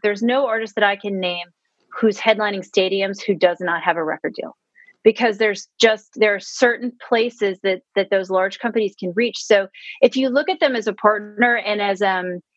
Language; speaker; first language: English; native; English